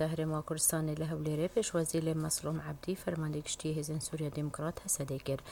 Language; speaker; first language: Kurdish; native; Kurdish